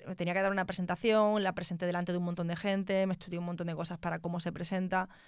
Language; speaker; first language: Spanish; native; Spanish